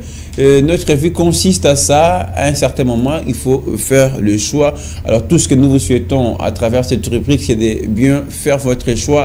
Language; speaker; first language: French; non-native, local second language; Lingala